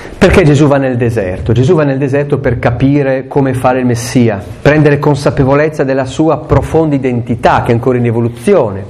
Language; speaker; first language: Italian; non-native, local second language; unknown